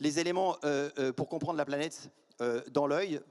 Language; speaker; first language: French; native; French